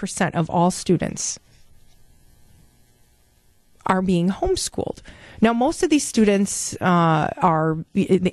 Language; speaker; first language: English; native; English